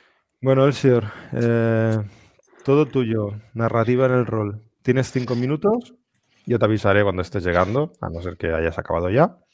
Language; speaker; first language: Spanish; native; Spanish